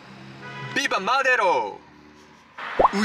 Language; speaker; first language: Spanish; non-native, learner; Japanese